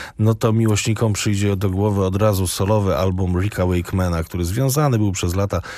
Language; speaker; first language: Polish; native; Polish